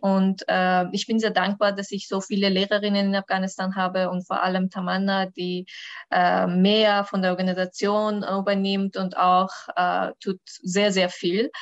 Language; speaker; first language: German; non-native, learner; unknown